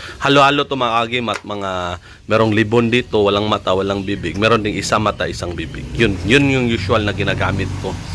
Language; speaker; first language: Filipino; non-native, local second language; Cebuano